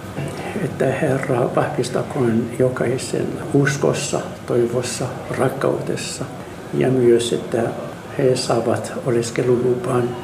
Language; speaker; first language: Finnish; non-native, fluent; Arabic